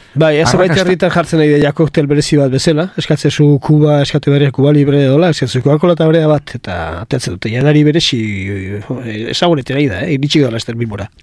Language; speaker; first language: Basque; native; Basque